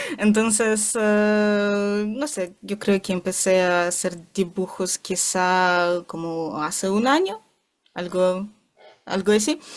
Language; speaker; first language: Spanish; non-native, fluent; Ukrainian